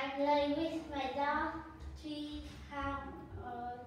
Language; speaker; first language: English; non-native, learner; Vietnamese